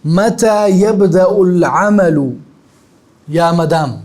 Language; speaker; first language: Arabic; non-native, fluent; Urdu